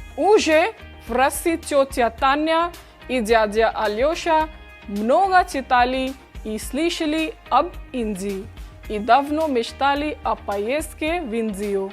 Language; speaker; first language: Russian; non-native, fluent; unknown